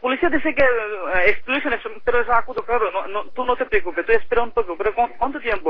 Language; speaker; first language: Spanish; non-native, learner; Bangla